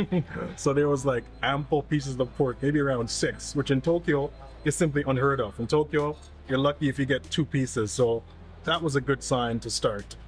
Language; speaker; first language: English; native; English